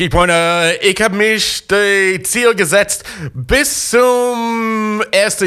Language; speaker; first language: German; non-native, fluent; English